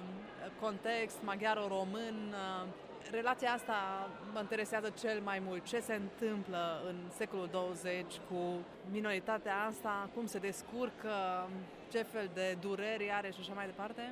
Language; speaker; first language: Romanian; non-native, local second language; Hungarian